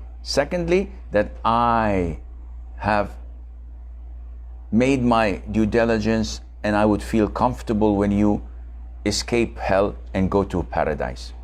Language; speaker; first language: English; non-native, fluent; Arabic